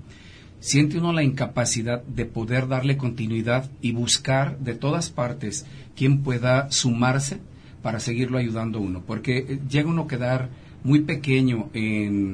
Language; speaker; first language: Spanish; native; Spanish